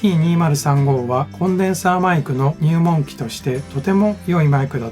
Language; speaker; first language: Japanese; native; Japanese